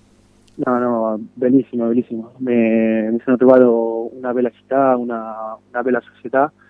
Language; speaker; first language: Italian; non-native, fluent; Spanish